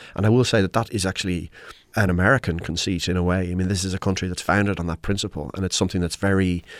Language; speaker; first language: English; native; English